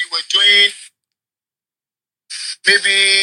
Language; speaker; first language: English; non-native, local second language; Yoruba